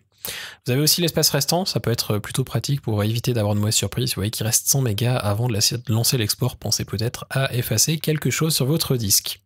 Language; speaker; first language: French; native; French